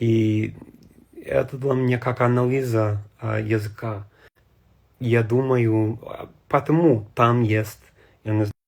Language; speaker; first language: Russian; non-native, learner; English